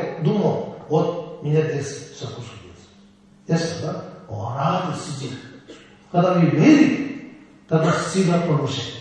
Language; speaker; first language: Russian; non-native, learner; Tibetan